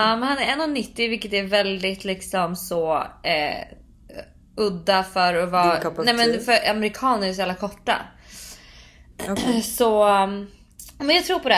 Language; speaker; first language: Swedish; native; Swedish